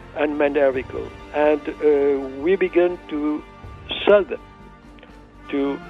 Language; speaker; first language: English; non-native, fluent; Arabic